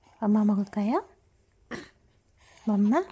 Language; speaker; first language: Korean; native; Korean